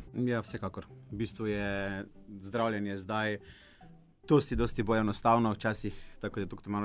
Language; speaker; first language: Slovenian; native; Slovenian